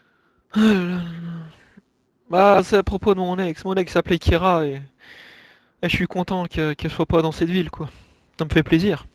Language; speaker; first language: French; native; French